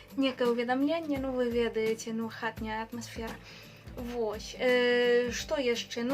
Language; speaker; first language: Belarusian; non-native, fluent; Spanish